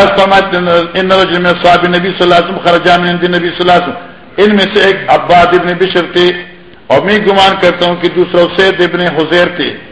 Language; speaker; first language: Urdu; non-native, local second language; Northern Hindko